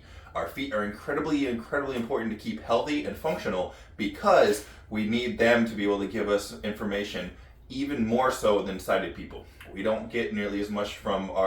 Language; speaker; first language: English; native; English